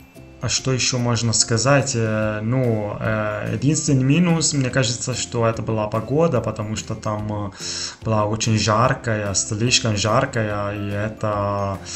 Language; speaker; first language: Russian; non-native, fluent; Italian